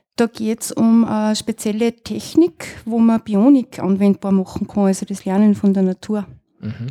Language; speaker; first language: German; native; German